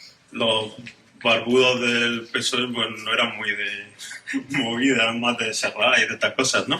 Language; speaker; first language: Spanish; native; Spanish